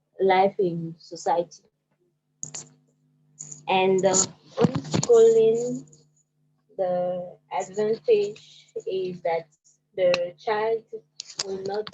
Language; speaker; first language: English; non-native, fluent; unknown